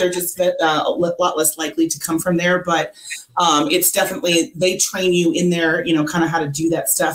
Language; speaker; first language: English; native; English